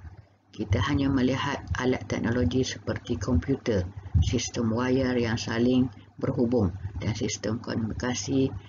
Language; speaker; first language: Malay; native; Malay